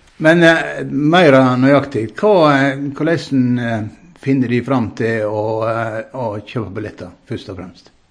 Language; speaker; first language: Norwegian; native; Norwegian